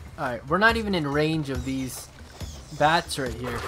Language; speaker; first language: English; native; English